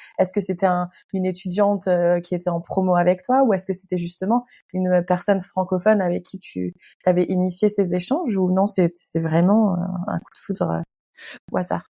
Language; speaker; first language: French; native; French